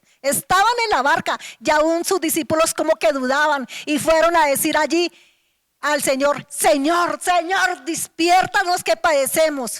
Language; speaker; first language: Spanish; native; Spanish